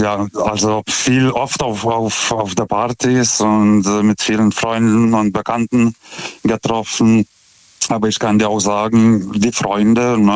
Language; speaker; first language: German; non-native, fluent; Lithuanian